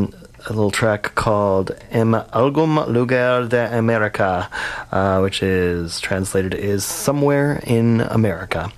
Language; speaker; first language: English; native; English